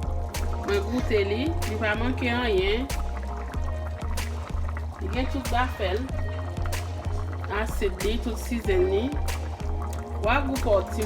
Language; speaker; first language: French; non-native, learner; Haitian Creole